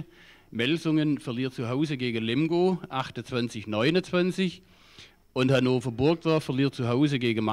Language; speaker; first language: German; native; German